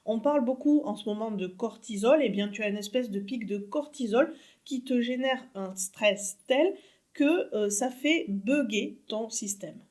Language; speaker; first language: French; native; French